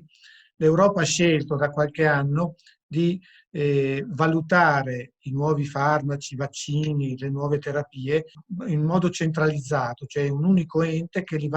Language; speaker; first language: Italian; native; Italian